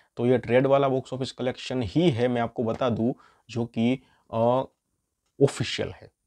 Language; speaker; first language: Hindi; non-native, local second language; Gujarati